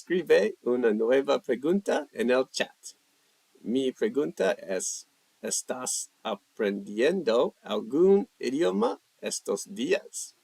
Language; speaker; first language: Spanish; non-native, learner; English